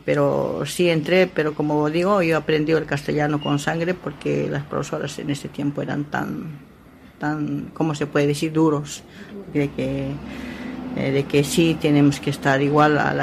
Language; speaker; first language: Spanish; non-native, local second language; Aymara